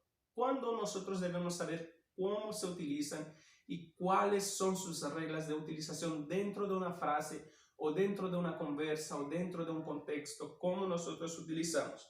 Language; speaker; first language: Spanish; non-native, fluent; Portuguese